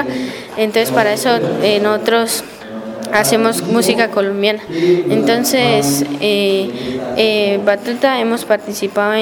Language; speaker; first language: Spanish; native; Spanish